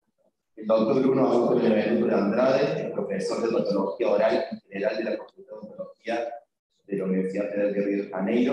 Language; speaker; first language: Spanish; native; Spanish